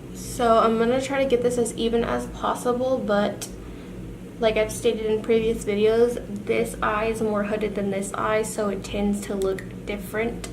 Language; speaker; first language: English; native; English